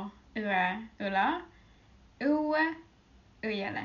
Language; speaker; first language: Estonian; native; Estonian